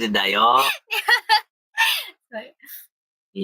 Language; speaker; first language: Japanese; non-native, learner; English